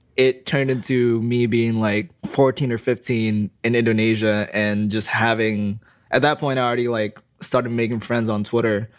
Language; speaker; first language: English; non-native, fluent; Indonesian